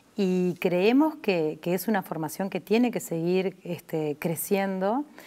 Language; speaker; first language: Spanish; native; Spanish